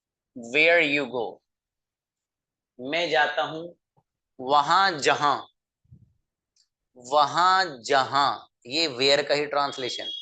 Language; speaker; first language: Hindi; native; Hindi